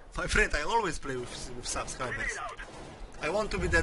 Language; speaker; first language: English; non-native, learner; Polish